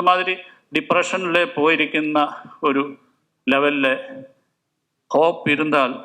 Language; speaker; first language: Tamil; non-native, local second language; Malayalam